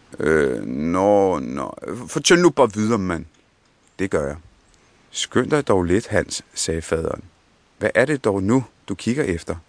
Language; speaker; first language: Danish; early bilingual, other home language; Punjabi